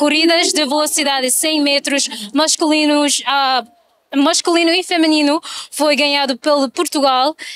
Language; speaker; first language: Portuguese; non-native, local second language; Tetum